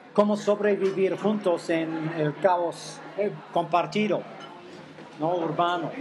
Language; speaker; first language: Spanish; non-native, fluent; English